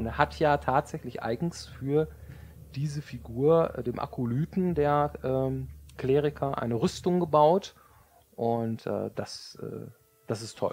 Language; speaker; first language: German; native; German